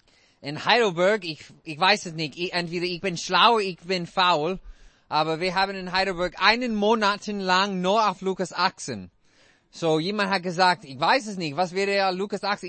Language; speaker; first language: German; non-native, fluent; English